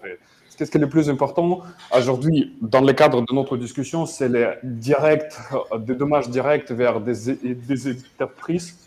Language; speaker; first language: French; non-native, fluent; Russian